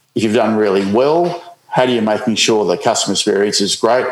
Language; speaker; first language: English; native; English